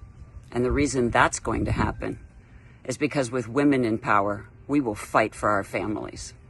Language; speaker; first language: English; native; English